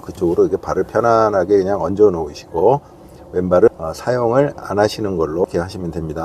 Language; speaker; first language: Korean; native; Korean